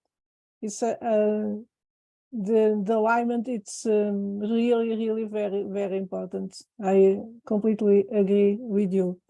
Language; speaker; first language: English; non-native, fluent; Portuguese